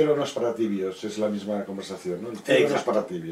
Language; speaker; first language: Spanish; native; Spanish